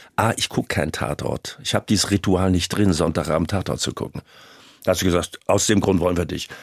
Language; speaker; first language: German; native; German